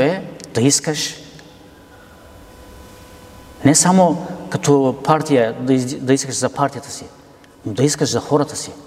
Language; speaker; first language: Bulgarian; non-native, local second language; Turkish